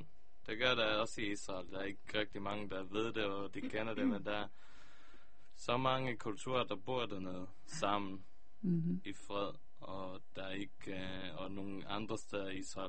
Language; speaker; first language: Danish; early bilingual, heritage; Hebrew